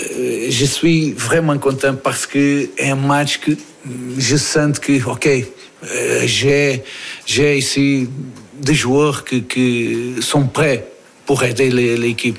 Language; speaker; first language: French; non-native, learner; Portuguese